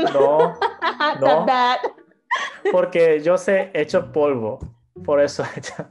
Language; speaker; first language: Spanish; non-native, fluent; Japanese